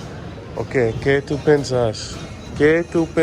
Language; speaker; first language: Spanish; non-native, learner; English